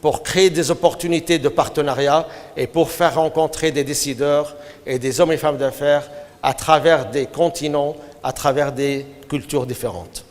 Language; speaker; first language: French; non-native, local second language; Arabic